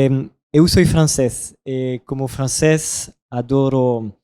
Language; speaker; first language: Portuguese; non-native, learner; French